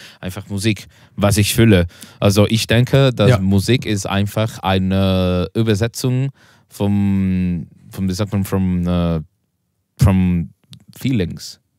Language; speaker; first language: German; non-native, learner; Spanish